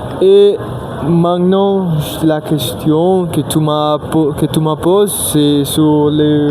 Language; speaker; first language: French; non-native, learner; Spanish